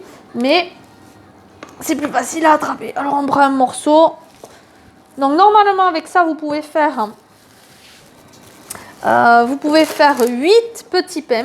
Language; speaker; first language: French; native; French